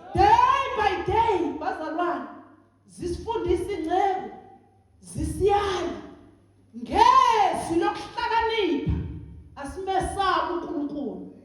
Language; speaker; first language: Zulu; native; Zulu